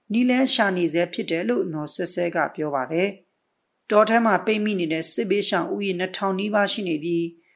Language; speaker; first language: Burmese; native; Burmese